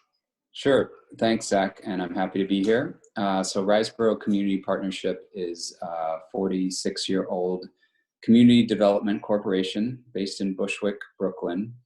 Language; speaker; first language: English; native; English